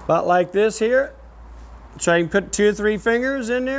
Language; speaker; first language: English; native; English